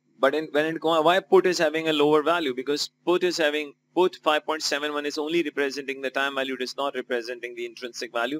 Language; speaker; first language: English; non-native, local second language; Urdu